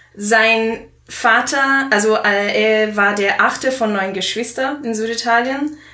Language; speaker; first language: German; non-native, fluent; Italian